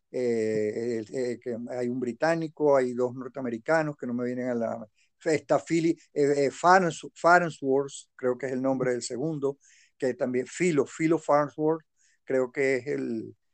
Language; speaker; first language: Spanish; native; Spanish